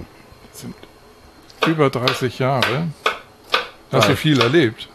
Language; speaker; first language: German; native; German